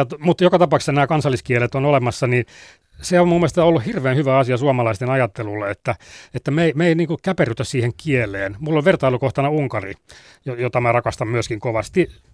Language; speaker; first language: Finnish; native; Finnish